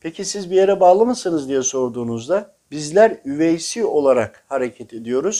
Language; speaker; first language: Turkish; native; Turkish